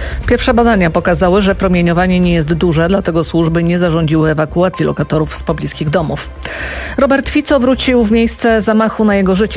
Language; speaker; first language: Polish; native; Polish